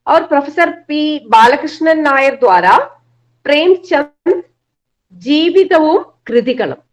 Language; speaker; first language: Hindi; non-native, local second language; Malayalam